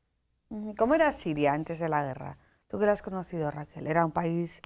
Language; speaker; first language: Spanish; native; Spanish